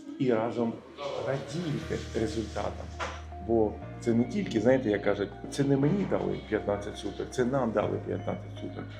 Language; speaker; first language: Ukrainian; non-native, local second language; Russian